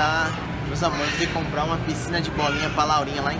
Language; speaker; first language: Portuguese; native; Portuguese